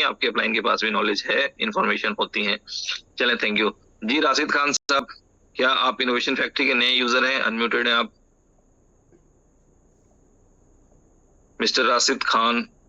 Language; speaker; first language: Hindi; native; Hindi